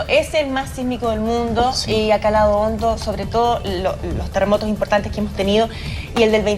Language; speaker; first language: Spanish; native; Spanish